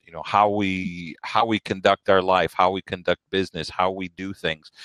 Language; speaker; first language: English; native; English